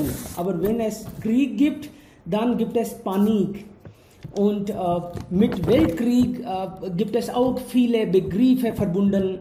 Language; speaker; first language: German; non-native, fluent; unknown